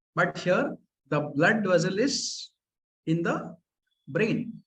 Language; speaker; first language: English; non-native, local second language; Kannada